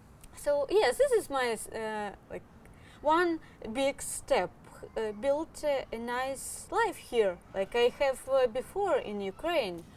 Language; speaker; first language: English; non-native, learner; Ukrainian